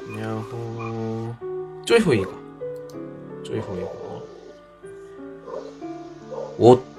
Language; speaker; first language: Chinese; non-native, learner; Korean